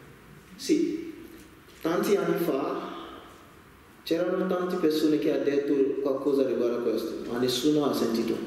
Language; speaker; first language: Italian; non-native, learner; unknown